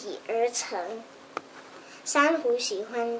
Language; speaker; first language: Chinese; native; Chinese